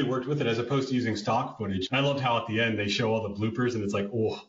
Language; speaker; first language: English; native; English